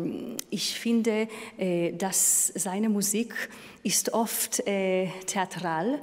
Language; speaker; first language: German; non-native, fluent; Hebrew